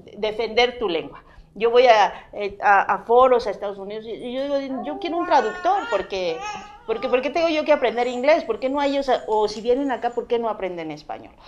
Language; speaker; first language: Spanish; native; Spanish